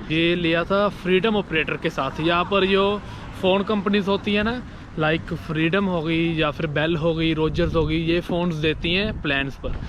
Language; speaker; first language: Hindi; non-native, local second language; Punjabi